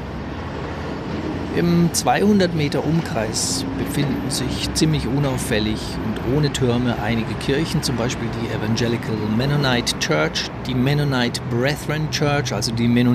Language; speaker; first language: German; native; German